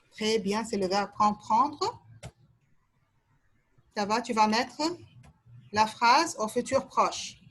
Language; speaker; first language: French; non-native, fluent; Arabic